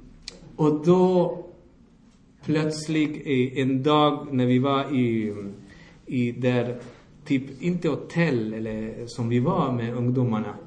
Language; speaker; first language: Swedish; non-native, fluent; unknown